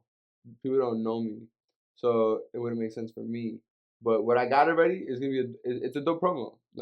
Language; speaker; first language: English; native; English